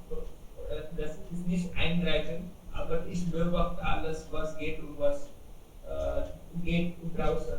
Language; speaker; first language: German; non-native, learner; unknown